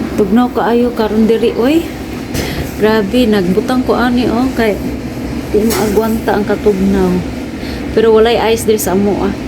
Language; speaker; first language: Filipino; non-native, local second language; Cebuano